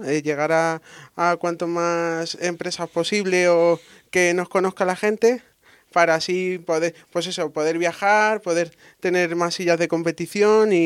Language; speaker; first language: Spanish; native; Spanish